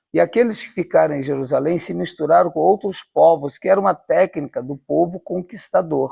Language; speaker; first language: Portuguese; native; Portuguese